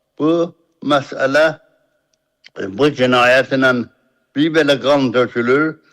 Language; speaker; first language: Azerbaijani; native; Azerbaijani